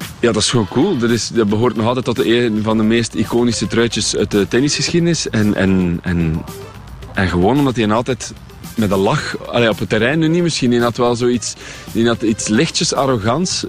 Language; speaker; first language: Dutch; native; Dutch